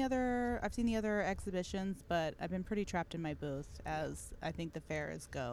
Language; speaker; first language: English; native; English